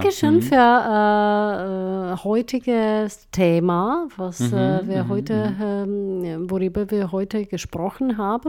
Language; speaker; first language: German; non-native, fluent; Czech